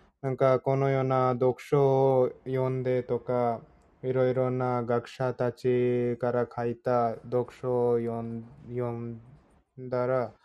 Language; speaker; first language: Japanese; non-native, fluent; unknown